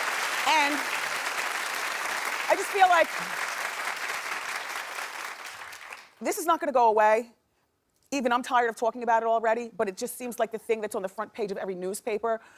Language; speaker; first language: English; native; English